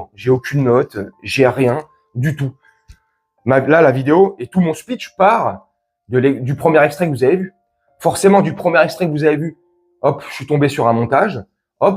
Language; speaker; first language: French; native; French